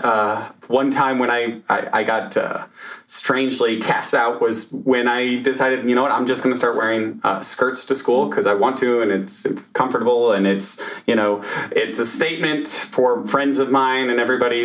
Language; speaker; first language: English; native; English